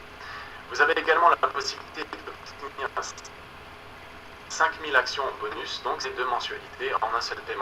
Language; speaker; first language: French; native; French